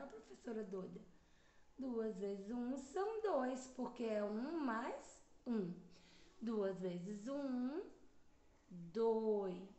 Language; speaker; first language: Portuguese; native; Portuguese